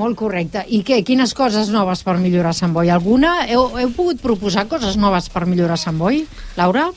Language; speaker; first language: Catalan; native; Catalan